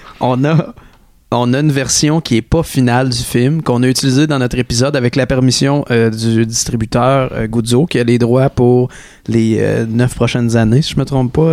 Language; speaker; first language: French; native; French